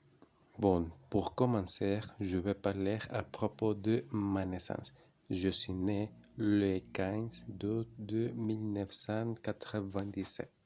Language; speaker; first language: French; non-native, learner; Spanish